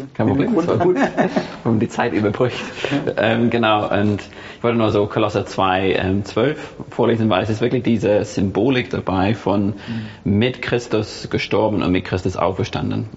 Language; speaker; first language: German; non-native, fluent; English